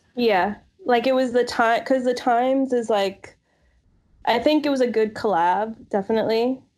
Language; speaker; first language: English; native; English